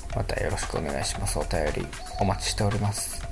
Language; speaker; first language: Japanese; early bilingual, other home language; Chinese